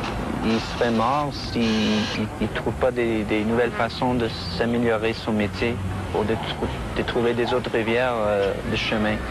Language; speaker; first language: French; non-native, fluent; English